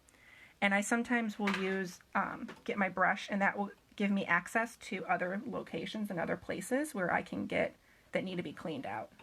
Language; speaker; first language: English; native; English